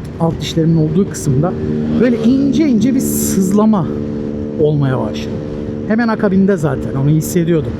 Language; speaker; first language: Turkish; native; Turkish